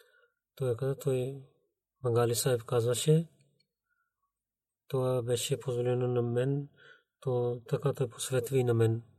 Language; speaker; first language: Bulgarian; non-native, learner; Urdu